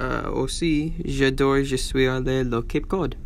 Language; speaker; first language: French; non-native, learner; English